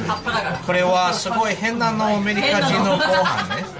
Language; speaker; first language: Japanese; non-native, learner; English